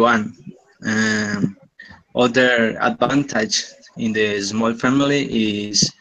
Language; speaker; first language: English; non-native, learner; Spanish